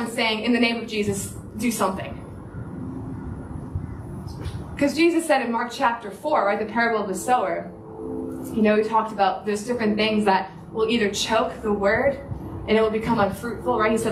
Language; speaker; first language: English; native; English